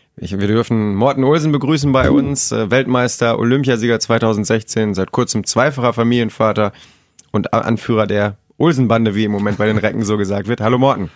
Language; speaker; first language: German; native; German